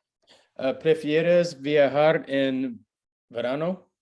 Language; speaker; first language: Spanish; non-native, learner; English